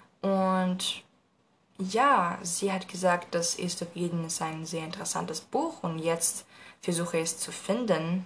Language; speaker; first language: German; non-native, learner; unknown